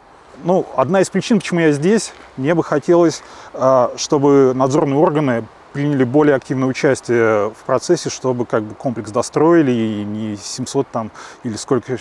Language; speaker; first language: Russian; native; Russian